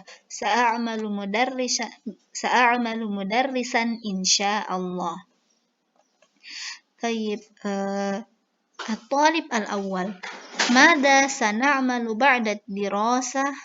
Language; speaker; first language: Arabic; non-native, fluent; Indonesian